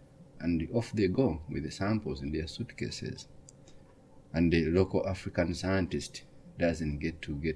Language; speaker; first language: English; non-native, local second language; Ganda